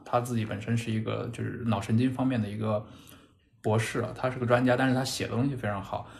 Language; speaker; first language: Chinese; native; Chinese